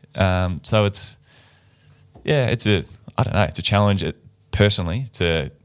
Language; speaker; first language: English; native; English